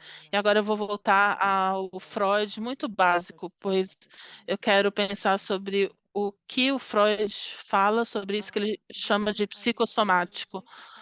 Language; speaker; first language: Portuguese; non-native, fluent; English